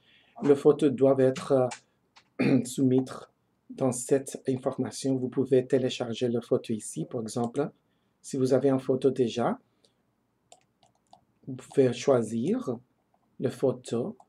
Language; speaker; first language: French; non-native, fluent; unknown